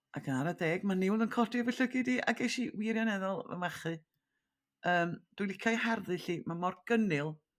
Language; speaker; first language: Welsh; native; Welsh